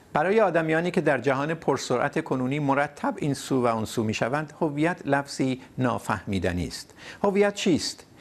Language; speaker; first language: Persian; native; Persian